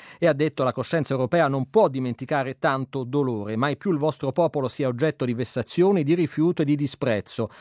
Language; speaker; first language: Italian; native; Italian